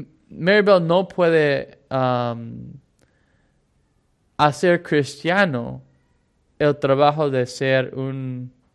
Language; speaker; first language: Spanish; non-native, fluent; English